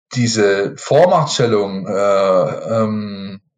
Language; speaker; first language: German; native; German